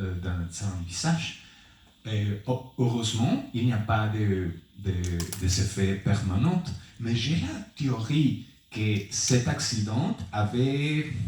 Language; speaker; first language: French; non-native, fluent; Spanish